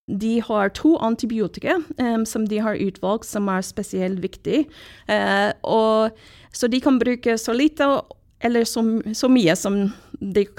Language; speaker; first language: Norwegian; non-native, fluent; English